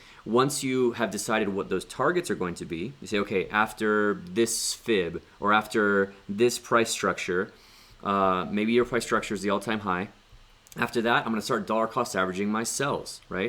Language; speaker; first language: English; native; English